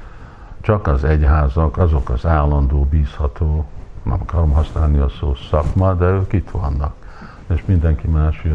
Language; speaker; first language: Hungarian; early bilingual, heritage; Hungarian